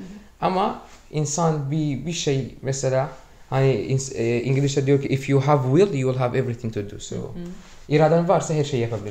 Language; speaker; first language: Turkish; non-native, fluent; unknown